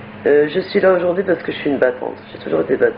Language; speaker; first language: French; native; French